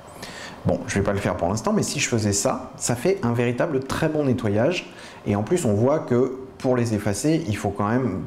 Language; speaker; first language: French; native; French